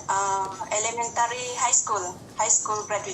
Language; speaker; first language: English; non-native, learner; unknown